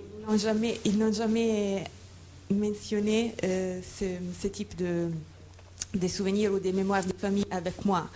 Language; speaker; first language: French; non-native, fluent; Italian